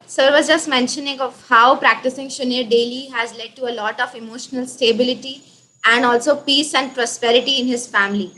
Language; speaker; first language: English; non-native, local second language; Hindi